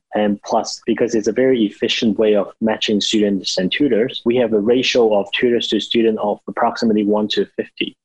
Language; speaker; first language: English; non-native, local second language; Cantonese